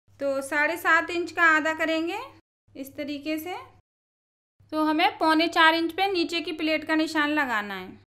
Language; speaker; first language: Hindi; native; Hindi